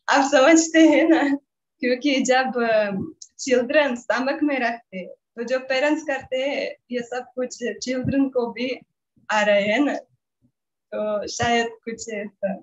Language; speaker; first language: Hindi; non-native, learner; Russian